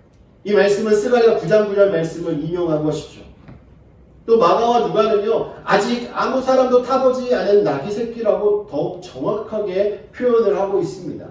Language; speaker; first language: Korean; native; Korean